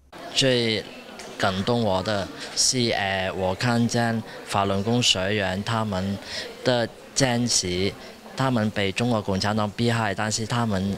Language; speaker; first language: Chinese; non-native, local second language; Cantonese